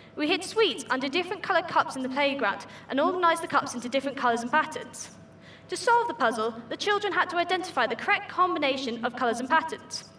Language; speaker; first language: English; native; English